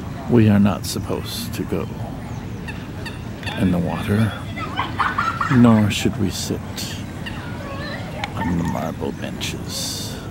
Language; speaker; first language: English; native; English